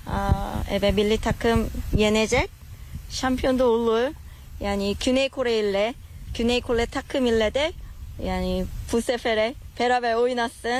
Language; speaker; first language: Turkish; non-native, learner; Korean